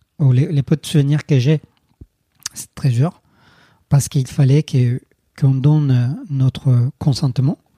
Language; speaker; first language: French; non-native, fluent; Spanish